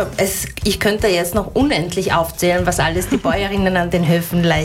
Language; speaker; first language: German; native; German